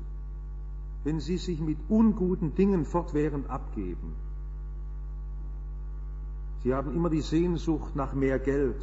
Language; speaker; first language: German; native; German